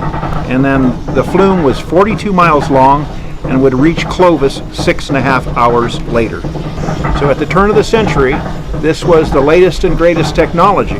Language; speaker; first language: English; native; English